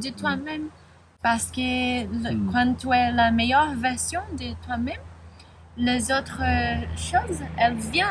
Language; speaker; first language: French; non-native, learner; Spanish